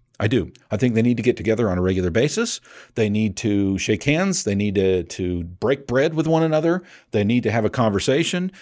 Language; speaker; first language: English; native; English